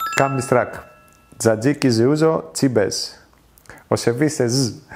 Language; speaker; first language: Polish; non-native, learner; Greek